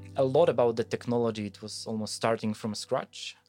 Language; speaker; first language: English; non-native, fluent; Polish